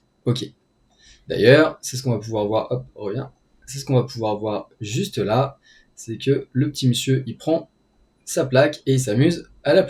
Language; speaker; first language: French; native; French